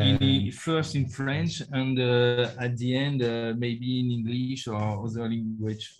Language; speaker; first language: English; non-native, learner; French